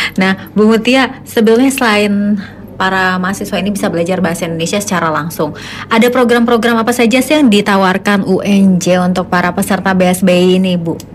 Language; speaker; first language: Indonesian; native; Indonesian